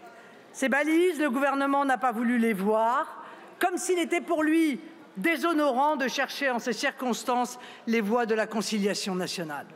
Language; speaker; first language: French; native; French